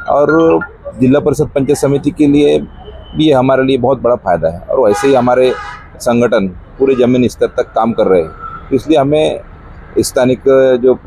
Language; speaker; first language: Hindi; non-native, local second language; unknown